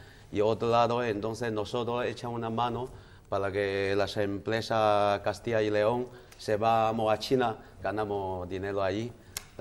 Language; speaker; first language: Spanish; non-native, learner; Chinese